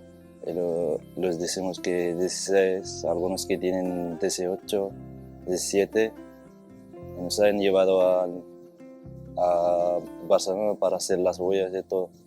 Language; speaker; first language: Spanish; non-native, fluent; Arabic